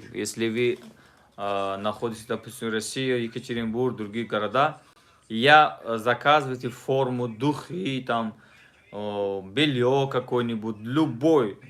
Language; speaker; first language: Russian; non-native, fluent; Tajik